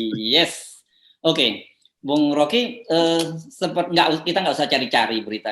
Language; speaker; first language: Indonesian; native; Indonesian